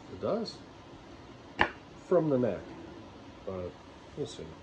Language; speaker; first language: English; native; English